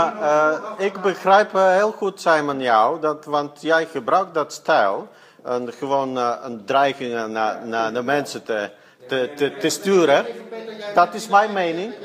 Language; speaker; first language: Dutch; non-native, fluent; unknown